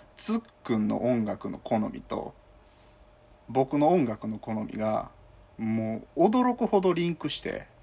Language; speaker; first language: Japanese; native; Japanese